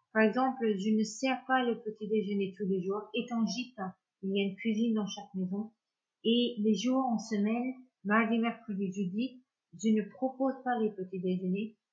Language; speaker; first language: French; non-native, fluent; English